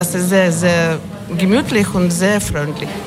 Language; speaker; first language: German; non-native, learner; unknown